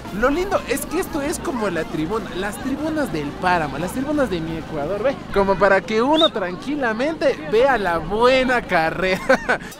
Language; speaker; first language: Spanish; native; Spanish